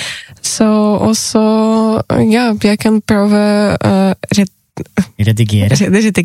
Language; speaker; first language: Norwegian; non-native, learner; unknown